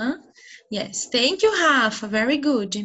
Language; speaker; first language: English; non-native, fluent; Portuguese